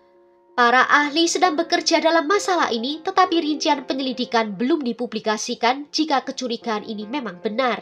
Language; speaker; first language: Indonesian; native; Indonesian